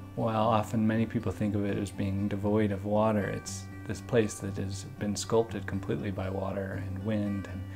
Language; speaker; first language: English; native; English